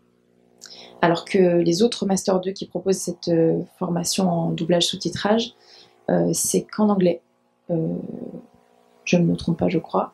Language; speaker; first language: French; native; French